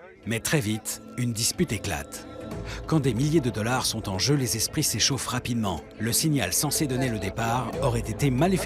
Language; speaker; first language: French; native; French